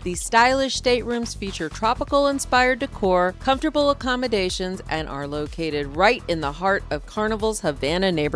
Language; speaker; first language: English; native; English